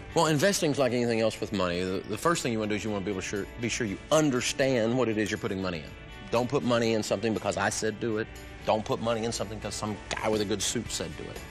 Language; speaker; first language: English; native; English